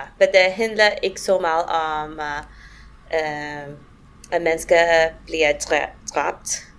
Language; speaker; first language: Danish; non-native, fluent; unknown